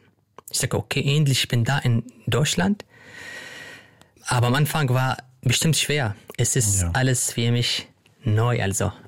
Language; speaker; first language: German; non-native, fluent; Arabic